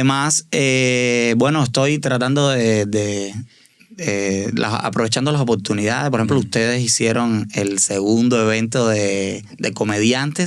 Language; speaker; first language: Spanish; native; Spanish